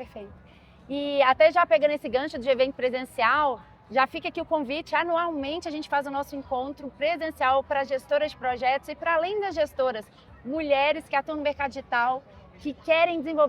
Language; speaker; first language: Portuguese; native; Portuguese